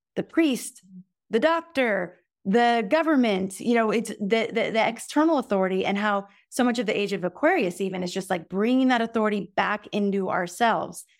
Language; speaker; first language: English; native; English